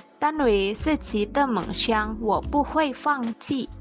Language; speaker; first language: Chinese; non-native, learner; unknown